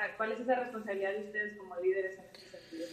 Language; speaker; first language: Spanish; native; Spanish